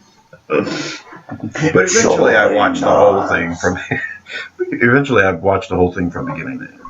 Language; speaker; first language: English; native; English